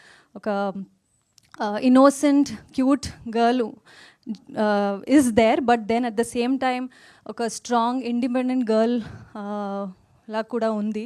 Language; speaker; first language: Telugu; non-native, fluent; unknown